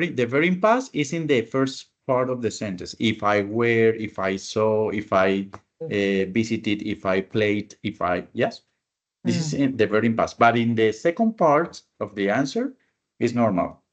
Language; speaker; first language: English; non-native, fluent; Spanish